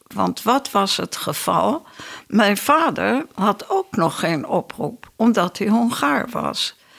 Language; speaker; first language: Dutch; native; Dutch